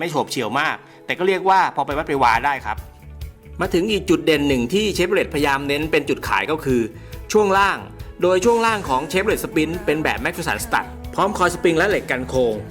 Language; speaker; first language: Thai; native; Thai